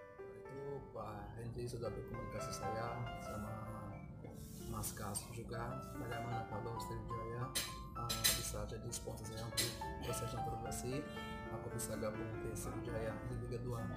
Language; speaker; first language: Indonesian; non-native, fluent; Portuguese